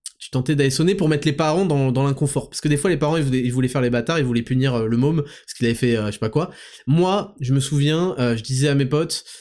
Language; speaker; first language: French; native; French